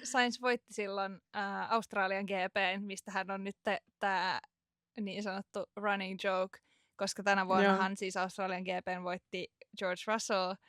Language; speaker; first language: Finnish; native; Finnish